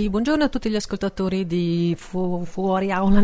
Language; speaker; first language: Italian; native; Italian